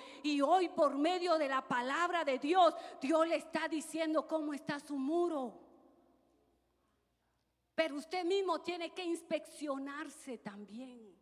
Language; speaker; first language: Spanish; native; Spanish